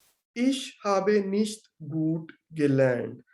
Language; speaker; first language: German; non-native, learner; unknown